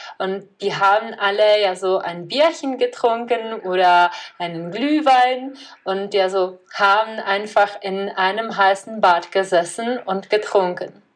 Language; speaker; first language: German; non-native, fluent; Czech